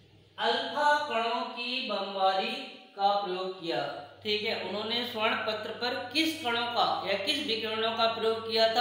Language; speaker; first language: Hindi; native; Hindi